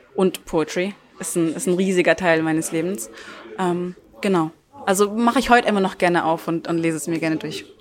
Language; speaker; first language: German; early bilingual, other home language; Turkish